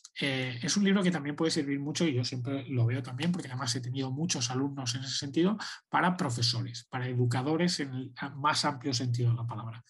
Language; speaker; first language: Spanish; native; Spanish